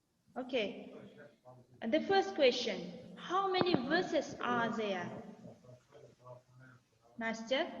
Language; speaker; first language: English; non-native, fluent; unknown